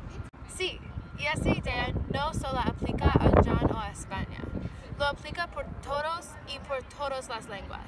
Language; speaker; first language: Spanish; non-native, learner; English